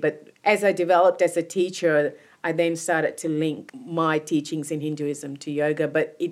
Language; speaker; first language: English; non-native, local second language; Tamil